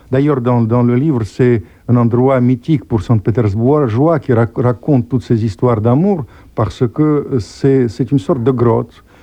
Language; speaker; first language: French; non-native, fluent; Russian